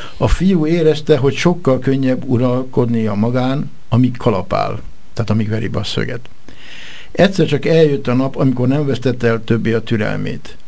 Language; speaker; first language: Hungarian; native; Hungarian